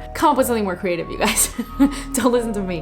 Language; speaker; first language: English; native; English